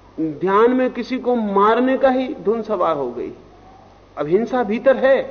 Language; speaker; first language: Hindi; native; Hindi